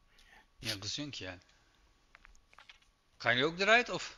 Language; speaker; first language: Dutch; non-native, local second language; Turkish